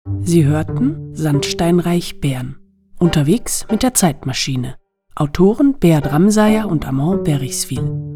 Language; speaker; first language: German; native; German